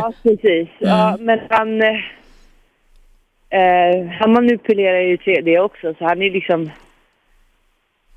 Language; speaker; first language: Swedish; native; Swedish